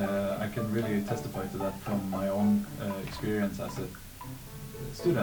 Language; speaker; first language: English; non-native, fluent; Norwegian